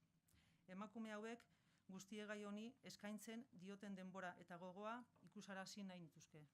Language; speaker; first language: Basque; non-native, local second language; Spanish